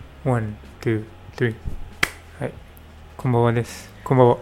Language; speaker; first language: Japanese; non-native, learner; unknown